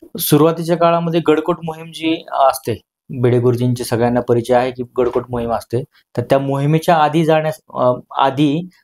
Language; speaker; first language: Marathi; native; Marathi